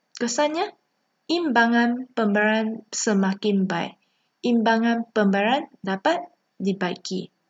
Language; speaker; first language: Malay; non-native, local second language; Chinese